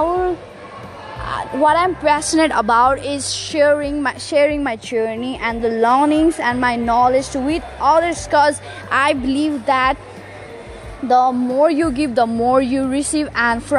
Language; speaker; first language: English; non-native, local second language; Nepali